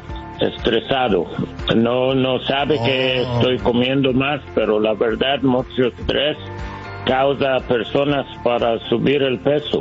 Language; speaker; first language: Spanish; non-native, learner; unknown